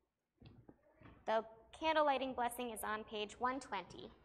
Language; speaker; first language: English; native; English